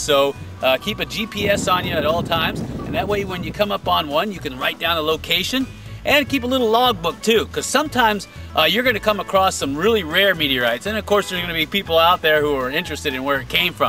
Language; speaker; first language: English; native; English